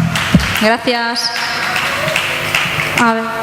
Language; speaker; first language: Spanish; native; Spanish